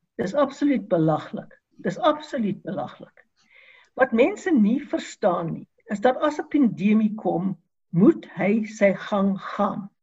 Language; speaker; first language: Afrikaans; non-native, local second language; English